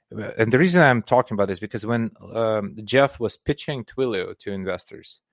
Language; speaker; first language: English; non-native, fluent; Russian